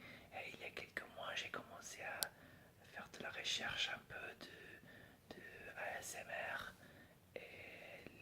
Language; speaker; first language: French; non-native, fluent; English